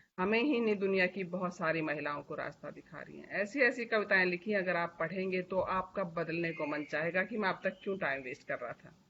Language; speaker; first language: Hindi; native; Hindi